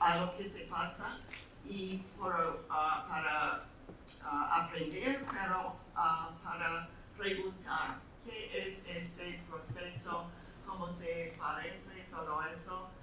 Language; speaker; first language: Spanish; non-native, fluent; English